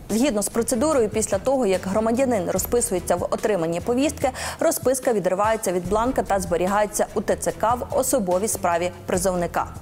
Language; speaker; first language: Ukrainian; native; Ukrainian